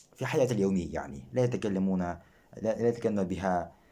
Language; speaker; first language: Arabic; non-native, fluent; Kazakh